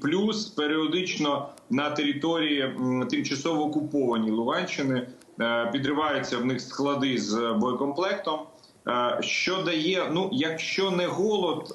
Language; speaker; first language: Ukrainian; native; Ukrainian